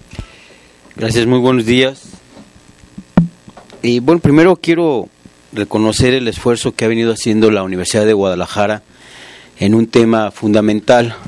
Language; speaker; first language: Spanish; native; Spanish